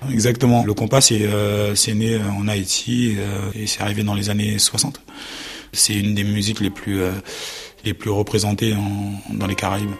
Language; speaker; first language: French; early bilingual, other home language; Haitian Creole